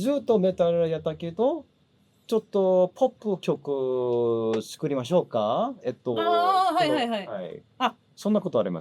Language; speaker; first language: Japanese; non-native, learner; English